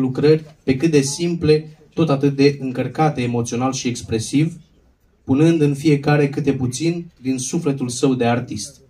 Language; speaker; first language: Romanian; native; Romanian